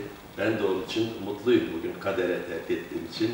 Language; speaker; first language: Turkish; native; Turkish